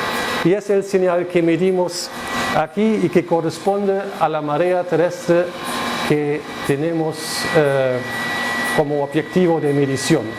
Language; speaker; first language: Spanish; non-native, fluent; German